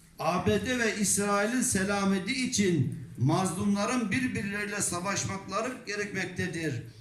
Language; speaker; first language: Turkish; native; Turkish